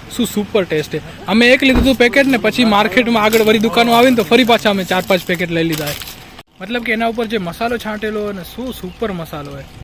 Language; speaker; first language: Gujarati; native; Gujarati